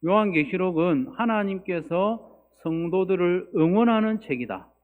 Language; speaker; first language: Korean; native; Korean